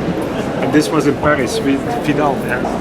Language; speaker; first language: English; non-native, learner; French